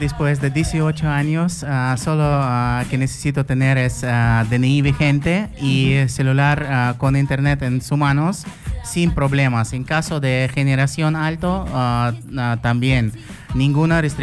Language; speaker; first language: Spanish; non-native, learner; Russian